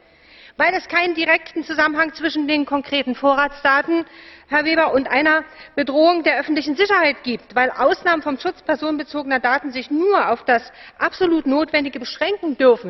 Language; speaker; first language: German; native; German